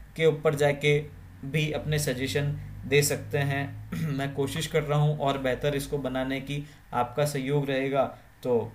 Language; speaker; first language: Hindi; native; Hindi